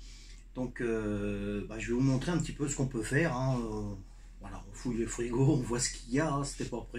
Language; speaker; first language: French; native; French